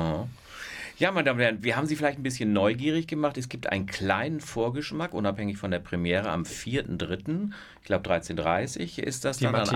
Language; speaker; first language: German; native; German